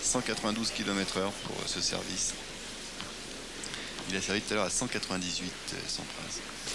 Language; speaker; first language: French; native; French